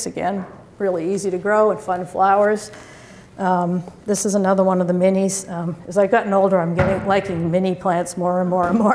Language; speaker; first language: English; native; English